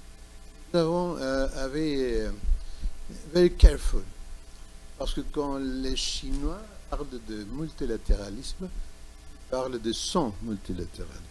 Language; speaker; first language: French; non-native, learner; Spanish